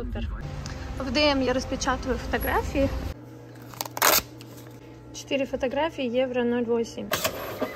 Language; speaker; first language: Russian; native; Russian